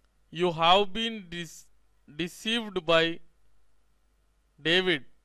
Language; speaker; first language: English; non-native, local second language; Telugu